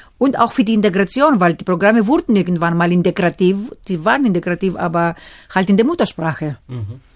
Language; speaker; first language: German; non-native, fluent; Greek